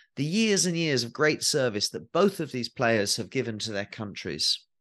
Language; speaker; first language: English; native; English